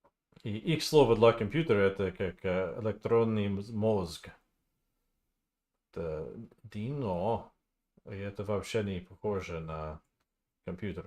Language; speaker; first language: Russian; non-native, learner; English